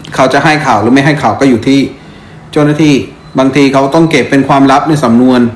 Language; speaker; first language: Thai; non-native, fluent; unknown